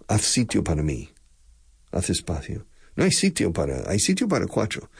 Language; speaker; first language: Spanish; non-native, fluent; English